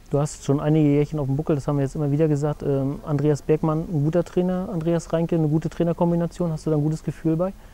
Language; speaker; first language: German; native; German